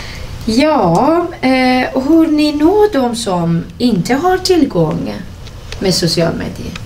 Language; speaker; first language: Swedish; non-native, fluent; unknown